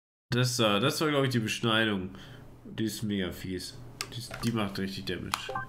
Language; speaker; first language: German; native; German